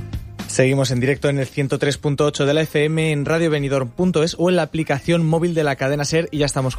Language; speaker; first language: Spanish; native; Spanish